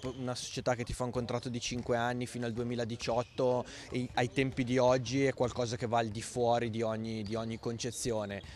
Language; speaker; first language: Italian; native; Italian